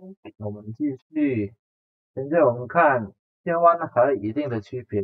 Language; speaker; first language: Chinese; non-native, fluent; Indonesian